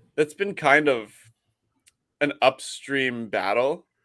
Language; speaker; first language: English; native; English